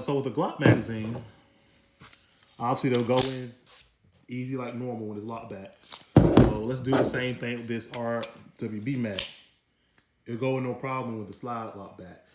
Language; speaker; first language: English; native; English